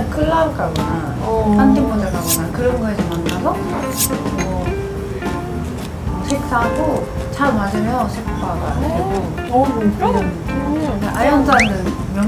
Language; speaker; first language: Korean; non-native, fluent; Japanese